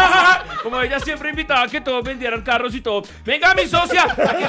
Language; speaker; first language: Spanish; native; Spanish